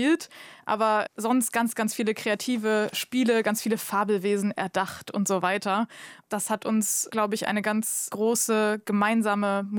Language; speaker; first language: German; native; German